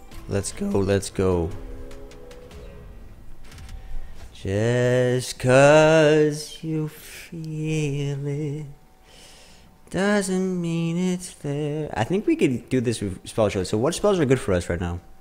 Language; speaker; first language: English; native; English